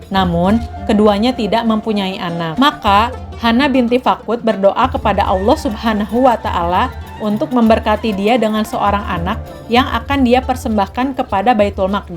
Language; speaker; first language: Indonesian; native; Indonesian